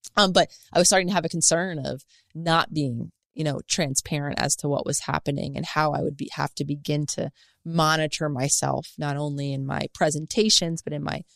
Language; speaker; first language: English; native; English